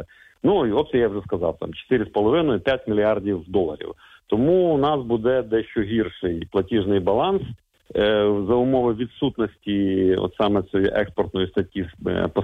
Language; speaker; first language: Ukrainian; native; Ukrainian